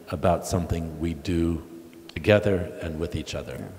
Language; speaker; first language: English; native; English